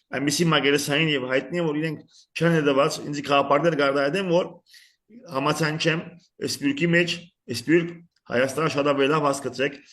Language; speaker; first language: Armenian; early bilingual, heritage; Armenian